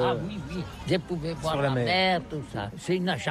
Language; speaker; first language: French; non-native, learner; Catalan